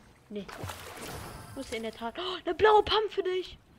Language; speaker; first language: German; native; German